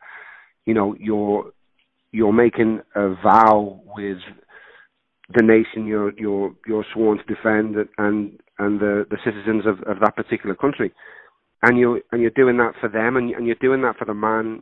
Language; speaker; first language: English; native; English